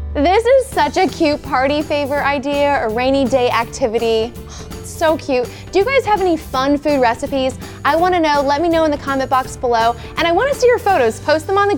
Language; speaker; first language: English; native; English